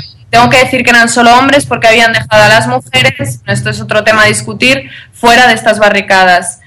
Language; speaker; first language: Spanish; native; Spanish